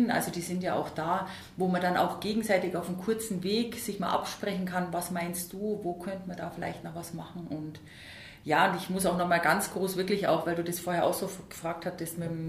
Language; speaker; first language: German; native; German